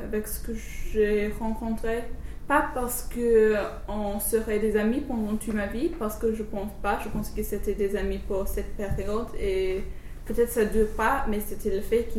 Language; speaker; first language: French; non-native, fluent; English